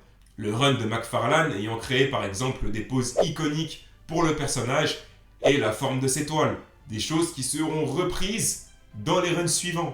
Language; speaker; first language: French; native; French